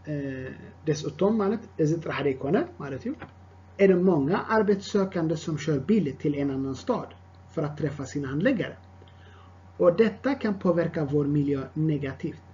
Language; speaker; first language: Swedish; non-native, fluent; Tigrinya